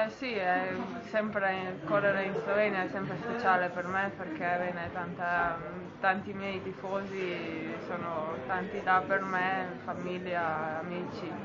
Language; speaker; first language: Italian; non-native, learner; Slovenian